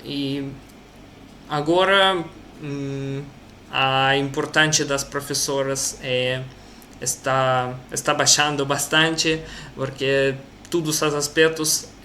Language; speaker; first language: Portuguese; non-native, learner; Russian